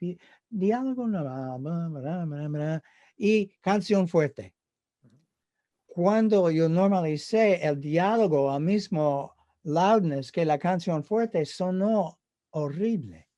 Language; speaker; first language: Spanish; non-native, fluent; English